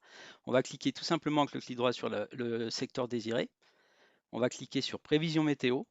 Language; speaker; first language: French; native; French